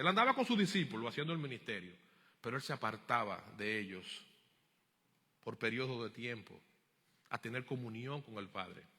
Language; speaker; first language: Spanish; native; Spanish